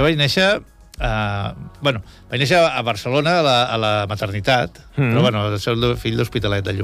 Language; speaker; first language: Catalan; native; Catalan